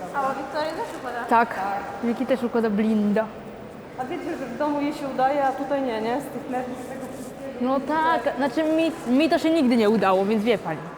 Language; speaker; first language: Polish; early bilingual, other home language; Vietnamese